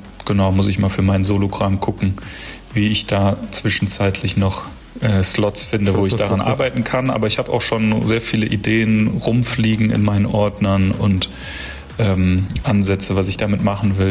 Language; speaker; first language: German; native; German